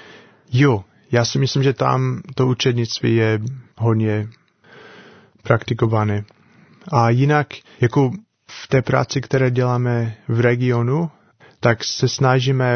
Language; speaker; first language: Czech; non-native, learner; English